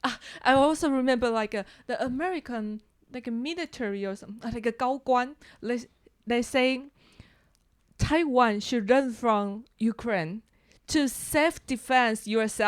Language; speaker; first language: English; non-native, learner; Chinese